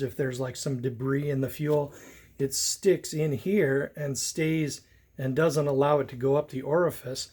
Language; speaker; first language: English; native; English